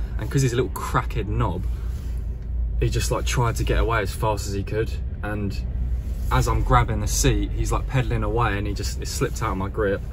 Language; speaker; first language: English; native; English